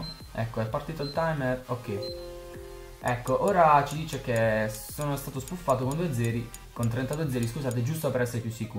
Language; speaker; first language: Italian; native; Italian